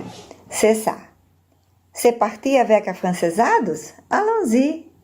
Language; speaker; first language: French; non-native, learner; Portuguese